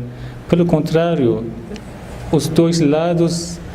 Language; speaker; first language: Portuguese; non-native, fluent; Persian